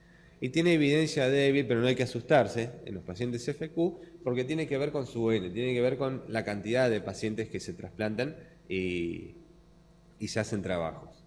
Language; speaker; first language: Spanish; native; Spanish